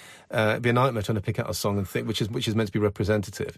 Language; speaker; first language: English; native; English